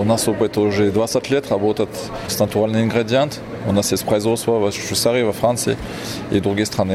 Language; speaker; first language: Russian; non-native, fluent; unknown